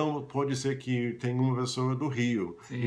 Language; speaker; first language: Portuguese; non-native, fluent; English